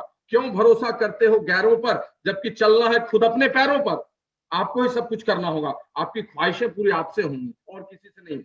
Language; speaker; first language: Hindi; native; Hindi